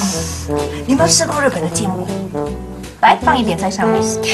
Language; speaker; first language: Chinese; native; Chinese